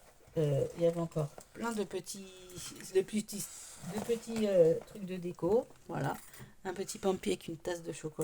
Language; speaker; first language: French; native; French